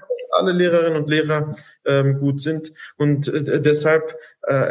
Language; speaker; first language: German; native; German